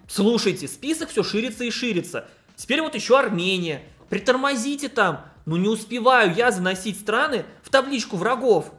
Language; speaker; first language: Russian; native; Russian